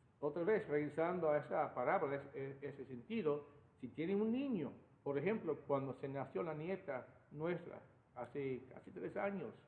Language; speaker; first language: Spanish; non-native, fluent; English